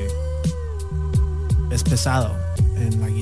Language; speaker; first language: Spanish; non-native, learner; English